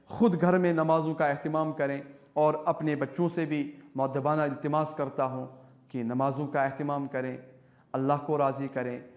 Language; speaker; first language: Hindi; non-native, local second language; Kashmiri